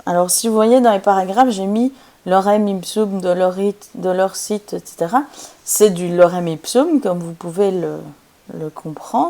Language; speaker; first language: French; native; French